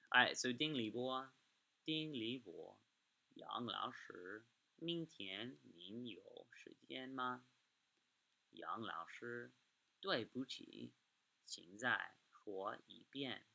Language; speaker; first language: Chinese; non-native, fluent; English